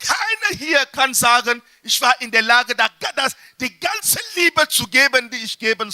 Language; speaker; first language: German; non-native, fluent; French